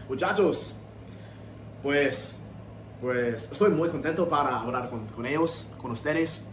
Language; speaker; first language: Spanish; non-native, learner; English